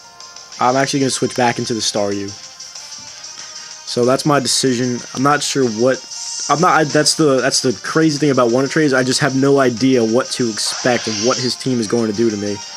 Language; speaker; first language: English; native; English